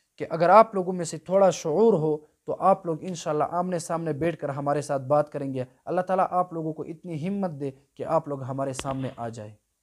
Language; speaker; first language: Urdu; non-native, local second language; Pashto